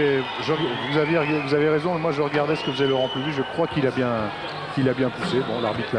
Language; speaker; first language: French; native; French